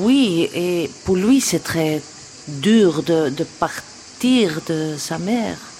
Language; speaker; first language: French; non-native, local second language; Dutch